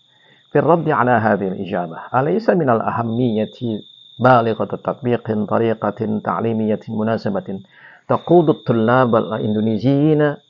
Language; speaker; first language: Arabic; non-native, fluent; Indonesian